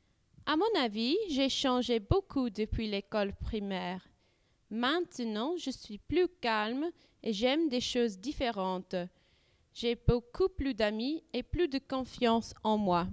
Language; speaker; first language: French; non-native, learner; English